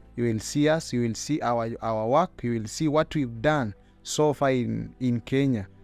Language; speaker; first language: English; non-native, local second language; Luyia